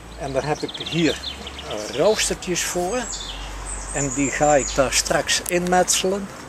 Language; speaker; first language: Dutch; native; Dutch